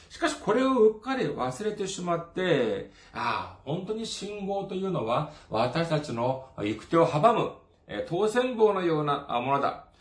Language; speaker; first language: Japanese; non-native, fluent; Korean